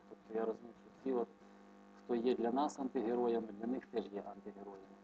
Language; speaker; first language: Ukrainian; native; Ukrainian